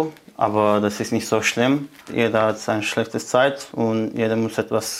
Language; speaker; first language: German; non-native, learner; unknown